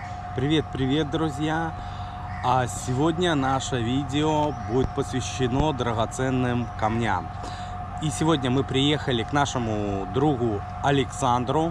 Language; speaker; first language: Russian; native; Russian